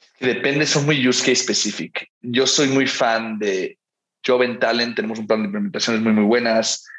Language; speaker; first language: Spanish; early bilingual, heritage; Spanish